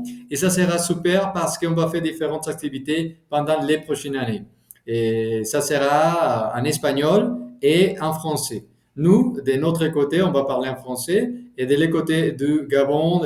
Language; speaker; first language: French; non-native, fluent; Spanish